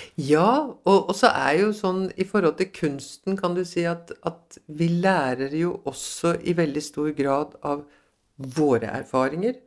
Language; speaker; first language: Norwegian; early bilingual, other home language; Swedish